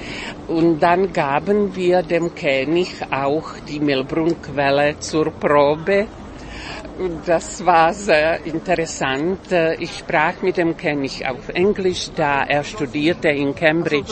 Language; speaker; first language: German; non-native, fluent; Czech